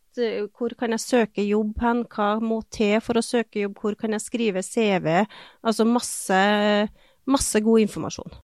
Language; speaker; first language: Norwegian; native; Norwegian